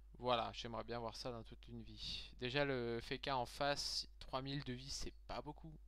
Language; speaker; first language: French; native; French